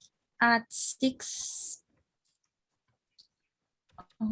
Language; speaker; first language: English; non-native, learner; Spanish